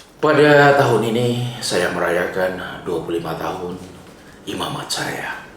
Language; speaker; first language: Indonesian; non-native, local second language; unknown